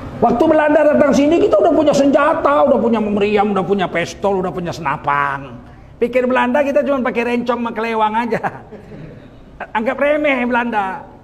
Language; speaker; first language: Malay; native; Malay